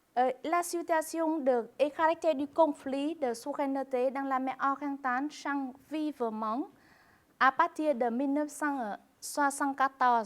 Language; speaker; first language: French; non-native, fluent; Vietnamese